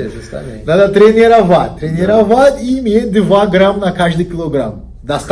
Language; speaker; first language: Russian; non-native, fluent; Portuguese